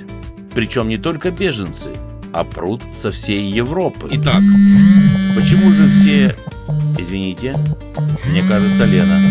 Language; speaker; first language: Russian; native; Russian